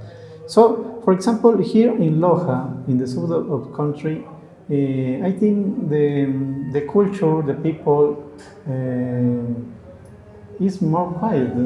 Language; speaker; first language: English; non-native, learner; Spanish